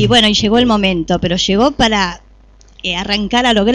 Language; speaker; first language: Spanish; native; Spanish